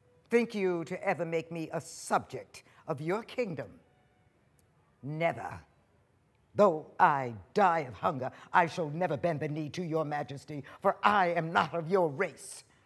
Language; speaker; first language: English; native; English